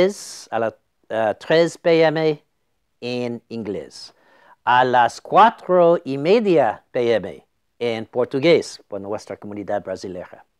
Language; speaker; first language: Spanish; non-native, fluent; English